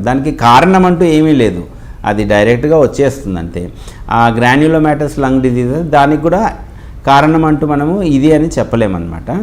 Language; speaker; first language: Telugu; native; Telugu